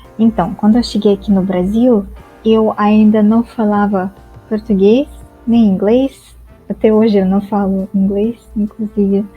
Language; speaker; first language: Portuguese; non-native, fluent; Russian